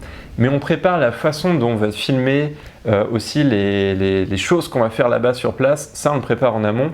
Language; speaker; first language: French; native; French